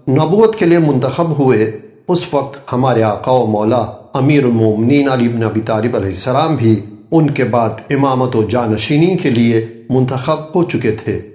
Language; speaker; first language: Urdu; native; Urdu